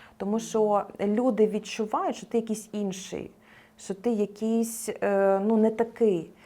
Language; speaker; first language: Ukrainian; non-native, local second language; Russian